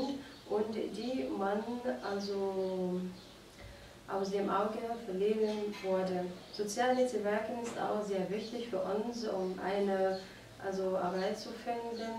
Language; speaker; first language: German; non-native, fluent; Arabic